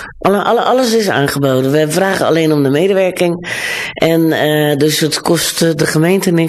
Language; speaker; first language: Dutch; native; Dutch